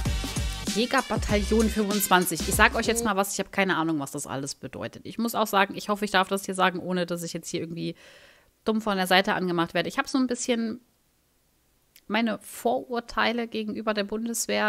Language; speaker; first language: German; native; German